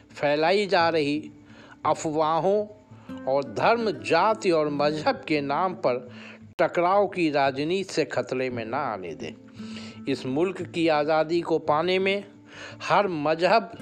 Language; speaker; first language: Hindi; native; Hindi